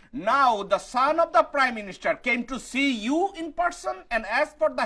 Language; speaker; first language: English; non-native, fluent; Bangla